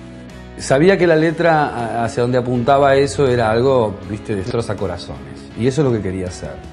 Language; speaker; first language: Spanish; native; Spanish